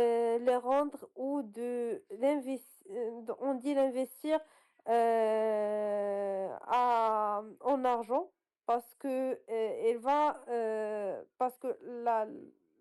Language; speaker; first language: French; non-native, local second language; Arabic